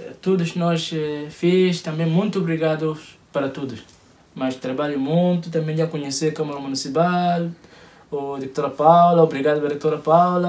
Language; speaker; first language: Portuguese; non-native, learner; Arabic